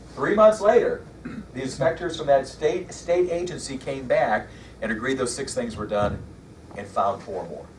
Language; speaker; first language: English; native; English